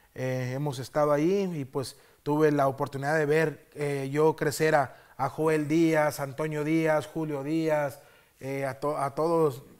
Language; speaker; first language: Spanish; early bilingual, heritage; Spanish